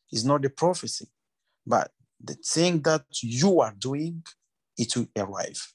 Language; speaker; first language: English; non-native, learner; French